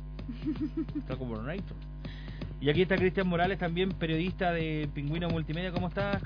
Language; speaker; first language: Spanish; native; Spanish